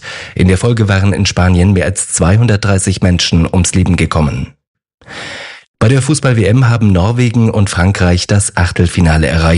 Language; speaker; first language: German; native; German